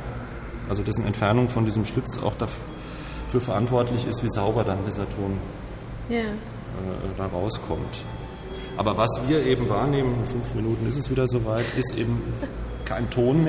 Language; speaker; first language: German; native; German